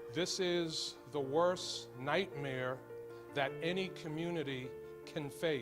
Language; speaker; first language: English; native; English